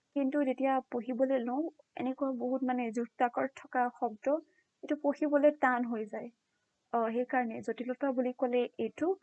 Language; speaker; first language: Assamese; non-native, fluent; Konkani